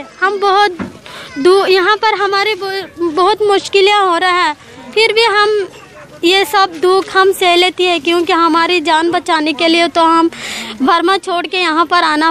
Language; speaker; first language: Hindi; non-native, learner; Rohingya